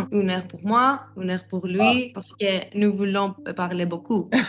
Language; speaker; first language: French; non-native, learner; Greek